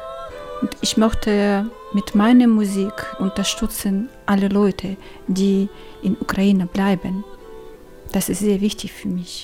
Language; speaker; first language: German; non-native, learner; Ukrainian